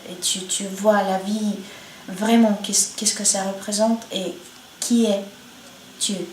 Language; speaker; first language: French; non-native, learner; Bulgarian